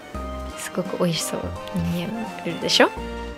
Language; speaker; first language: Japanese; non-native, fluent; English